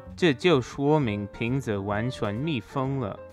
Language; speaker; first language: Chinese; non-native, fluent; English